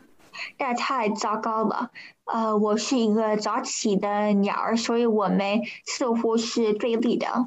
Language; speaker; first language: Chinese; early bilingual, heritage; Chinese